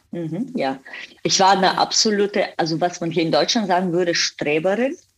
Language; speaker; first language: German; non-native, fluent; Bulgarian